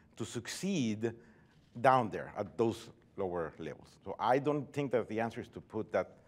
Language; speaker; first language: English; non-native, fluent; Spanish